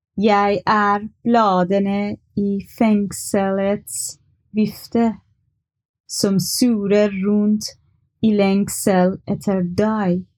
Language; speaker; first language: Norwegian; non-native, learner; Persian